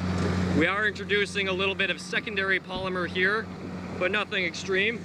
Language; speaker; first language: English; native; English